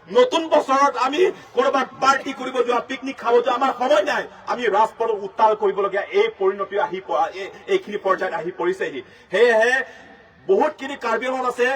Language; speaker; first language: Assamese; non-native, local second language; Karbi